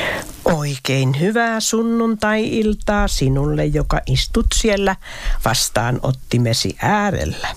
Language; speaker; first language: Finnish; native; Finnish